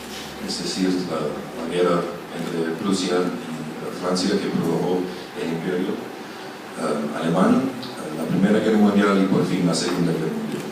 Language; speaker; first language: Spanish; non-native, fluent; German